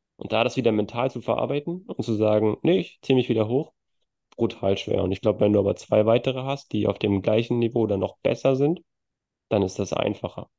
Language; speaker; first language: German; native; German